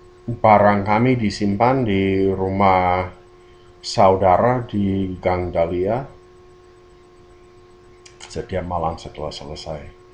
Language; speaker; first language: Indonesian; non-native, fluent; English